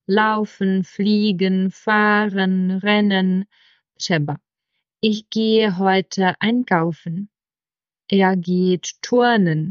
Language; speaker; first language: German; non-native, fluent; Czech